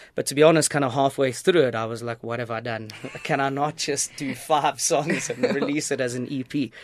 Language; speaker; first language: English; native; English